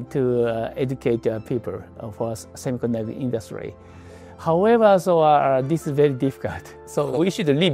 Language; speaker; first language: English; non-native, learner; Japanese